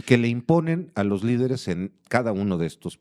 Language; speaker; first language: Spanish; native; Spanish